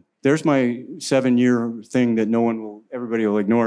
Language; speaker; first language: English; native; English